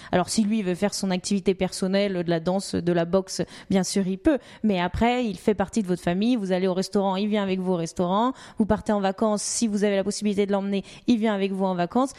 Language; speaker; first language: French; native; French